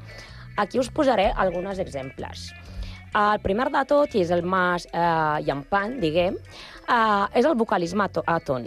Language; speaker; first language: Catalan; non-native, learner; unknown